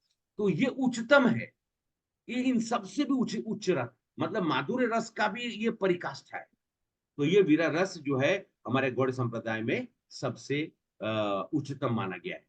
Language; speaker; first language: Hindi; native; Hindi